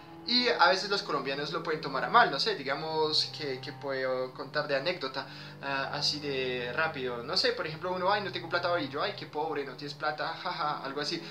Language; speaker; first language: Spanish; non-native, fluent; French